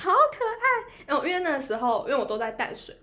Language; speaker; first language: Chinese; native; Chinese